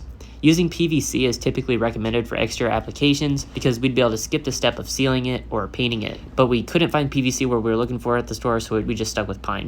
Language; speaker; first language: English; native; English